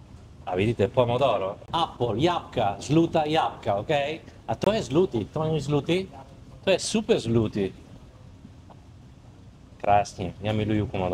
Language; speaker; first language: Czech; non-native, learner; Italian